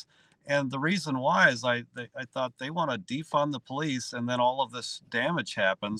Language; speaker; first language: English; native; English